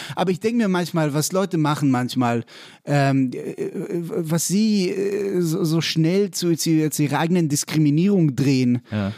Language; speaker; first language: German; non-native, fluent; Hebrew